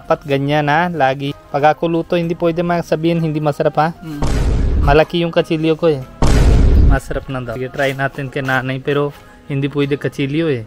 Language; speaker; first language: Filipino; non-native, learner; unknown